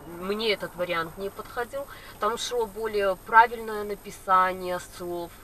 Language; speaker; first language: Russian; native; Russian